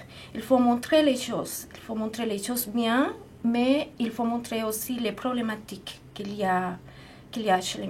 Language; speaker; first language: French; non-native, fluent; Spanish